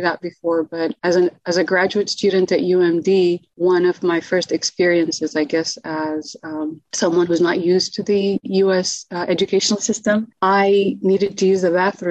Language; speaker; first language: English; non-native, fluent; Arabic